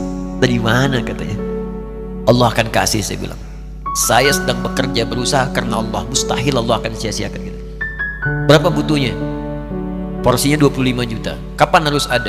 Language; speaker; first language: Indonesian; native; Indonesian